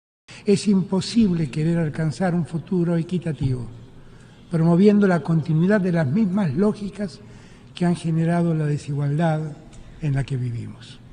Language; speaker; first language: Spanish; native; Spanish